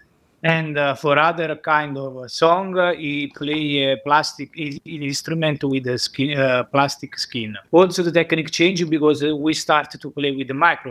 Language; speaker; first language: English; non-native, learner; Italian